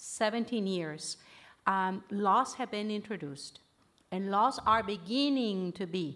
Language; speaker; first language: English; early bilingual, other home language; Spanish